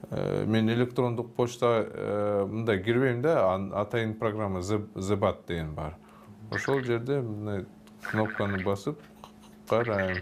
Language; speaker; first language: Kyrgyz; non-native, local second language; Russian